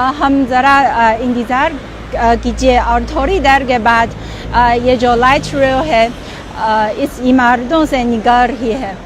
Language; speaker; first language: Urdu; non-native, fluent; Chinese